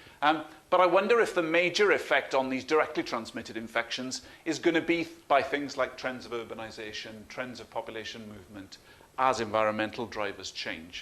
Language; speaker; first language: English; native; English